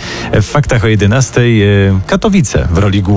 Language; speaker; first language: Polish; native; Polish